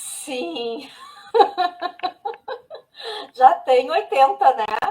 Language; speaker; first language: Portuguese; native; Portuguese